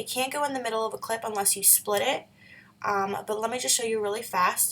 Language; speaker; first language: English; native; English